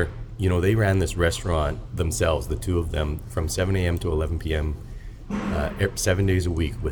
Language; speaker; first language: English; native; English